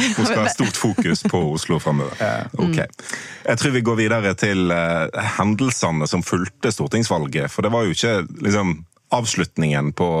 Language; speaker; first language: Norwegian; native; Norwegian